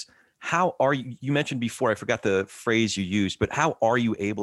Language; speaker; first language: English; native; English